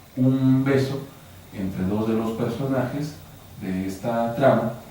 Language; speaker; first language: Spanish; native; Spanish